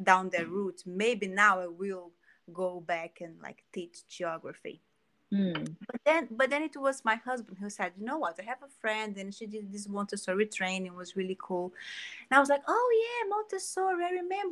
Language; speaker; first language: English; non-native, fluent; Portuguese